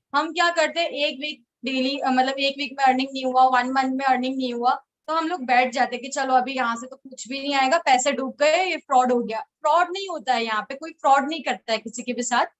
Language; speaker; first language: Hindi; non-native, local second language; Gujarati